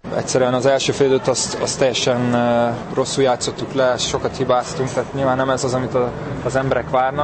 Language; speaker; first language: Hungarian; native; Hungarian